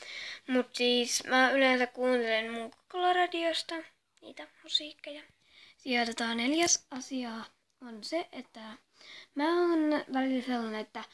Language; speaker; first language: Finnish; native; Finnish